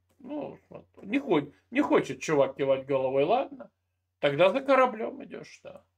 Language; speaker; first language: Russian; native; Russian